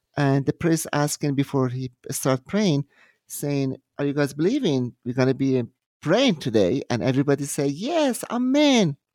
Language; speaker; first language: English; non-native, fluent; Persian